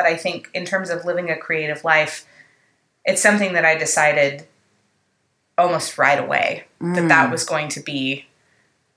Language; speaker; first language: English; native; English